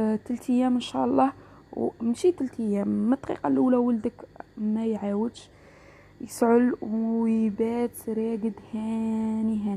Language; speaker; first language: Arabic; native; Arabic